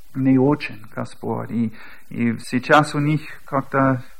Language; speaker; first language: Russian; non-native, learner; English